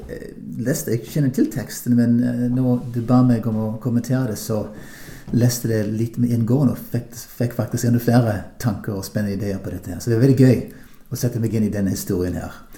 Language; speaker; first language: Norwegian; non-native, fluent; English